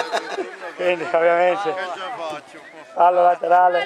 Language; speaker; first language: Italian; native; Italian